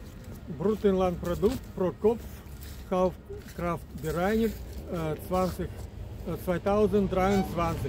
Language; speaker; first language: German; non-native, fluent; Russian